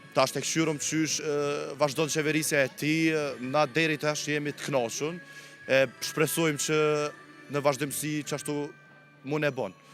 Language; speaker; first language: Albanian; early bilingual, heritage; Albanian